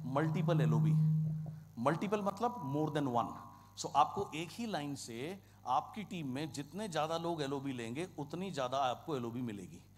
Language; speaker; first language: Hindi; non-native, local second language; Kannada